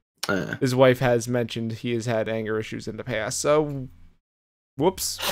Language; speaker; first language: English; native; English